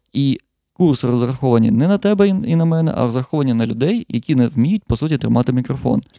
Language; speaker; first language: Ukrainian; non-native, local second language; Russian